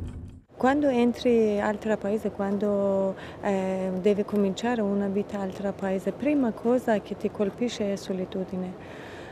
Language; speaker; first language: Italian; non-native, fluent; Persian